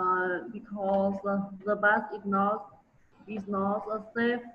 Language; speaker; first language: English; non-native, learner; Vietnamese